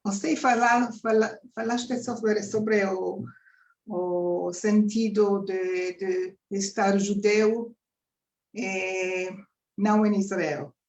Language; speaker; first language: Portuguese; non-native, learner; Hebrew